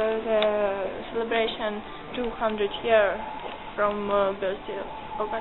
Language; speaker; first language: English; non-native, learner; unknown